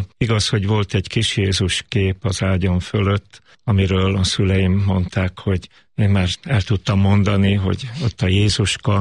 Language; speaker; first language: Hungarian; native; Hungarian